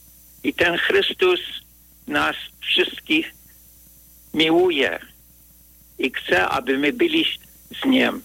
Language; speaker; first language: Polish; early bilingual, heritage; Polish